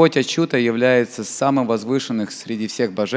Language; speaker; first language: Russian; native; Russian